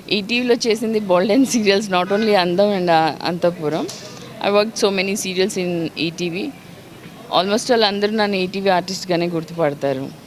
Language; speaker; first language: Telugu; non-native, local second language; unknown